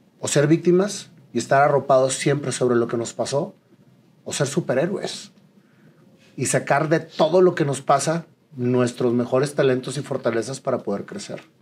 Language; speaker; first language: Spanish; native; Spanish